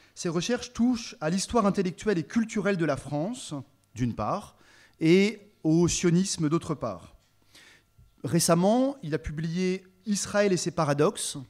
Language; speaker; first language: French; native; French